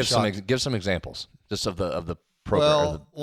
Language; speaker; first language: English; native; English